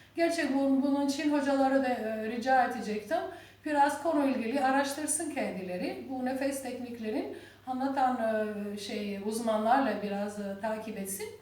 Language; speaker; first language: Turkish; non-native, learner; Albanian